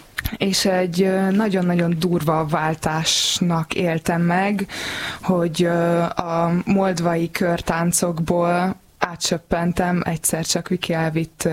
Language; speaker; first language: Hungarian; native; Hungarian